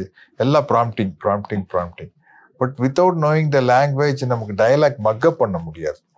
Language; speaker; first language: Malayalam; non-native, learner; Tamil